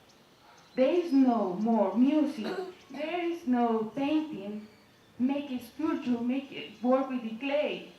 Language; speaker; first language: English; non-native, learner; Spanish